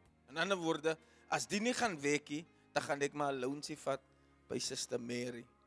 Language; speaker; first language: Afrikaans; early bilingual, heritage; Afrikaans